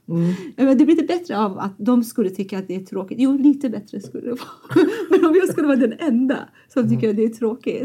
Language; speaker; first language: Swedish; non-native, fluent; Persian